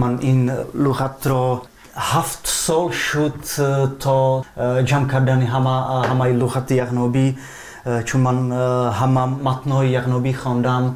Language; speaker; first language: Persian; non-native, fluent; Czech